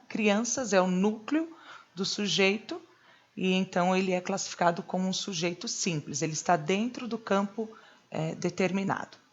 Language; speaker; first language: Portuguese; native; Portuguese